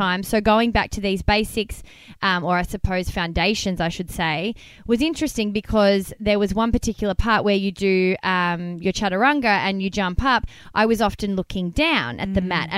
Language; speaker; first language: English; native; English